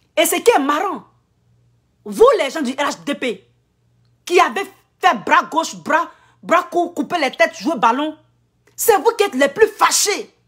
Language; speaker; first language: French; non-native, local second language; Akan